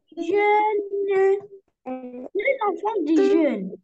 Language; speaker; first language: French; non-native, learner; Arabic